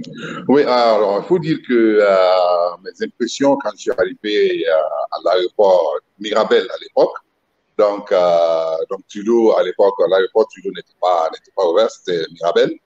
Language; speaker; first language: French; non-native, local second language; Mossi